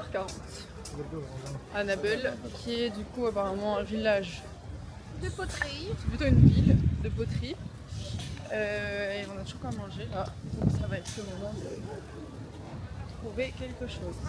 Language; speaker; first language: French; native; French